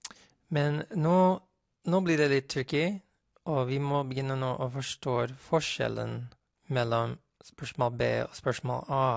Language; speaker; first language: Norwegian; non-native, fluent; English